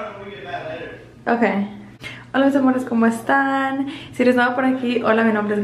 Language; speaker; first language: Spanish; early bilingual, heritage; Spanish